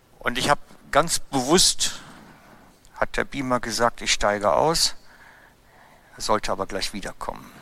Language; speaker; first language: German; native; German